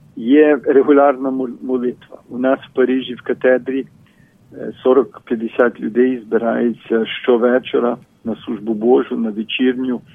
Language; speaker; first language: Ukrainian; early bilingual, heritage; Ukrainian